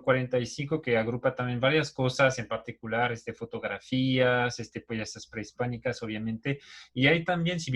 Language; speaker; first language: Spanish; native; Spanish